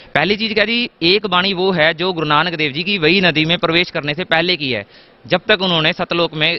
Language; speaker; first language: Hindi; native; Hindi